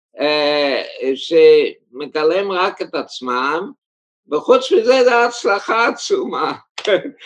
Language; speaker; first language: Hebrew; early bilingual, heritage; German